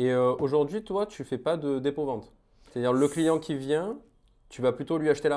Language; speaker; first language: French; native; French